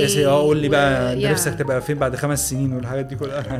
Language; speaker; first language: Arabic; native; Arabic